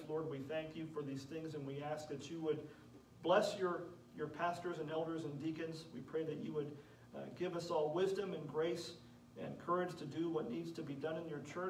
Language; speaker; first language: English; native; English